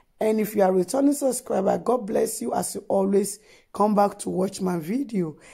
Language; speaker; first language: Nigerian Pidgin; native; Nigerian Pidgin